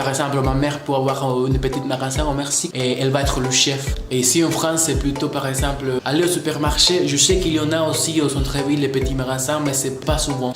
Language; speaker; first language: French; non-native, fluent; Spanish